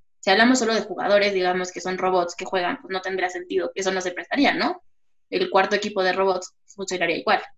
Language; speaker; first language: Spanish; native; Spanish